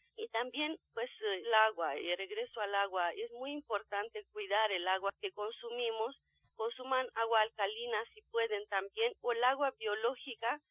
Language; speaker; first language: Spanish; non-native, fluent; Romanian